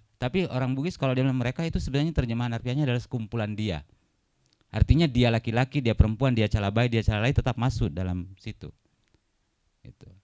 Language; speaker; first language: Indonesian; non-native, local second language; Buginese